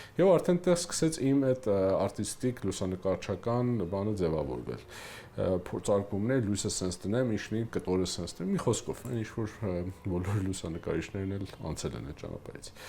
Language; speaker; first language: Armenian; early bilingual, heritage; Armenian